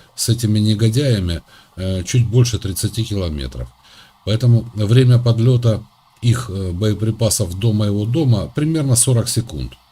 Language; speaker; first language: Russian; native; Russian